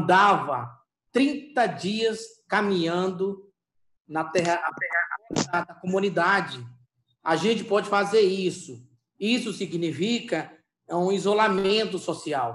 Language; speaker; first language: Portuguese; non-native, local second language; Yanomámi